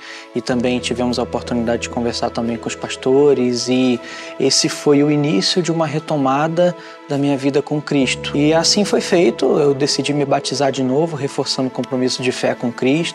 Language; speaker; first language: Portuguese; native; Portuguese